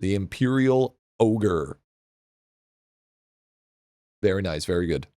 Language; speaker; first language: English; native; English